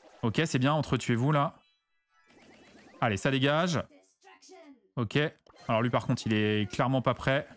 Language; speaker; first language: French; native; French